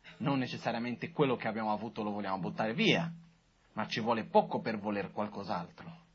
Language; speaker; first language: Italian; non-native, fluent; Portuguese